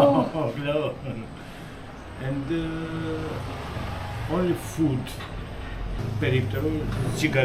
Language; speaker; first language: English; non-native, learner; Greek